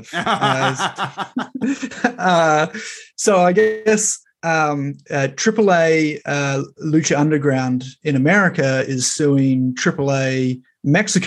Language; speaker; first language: English; native; English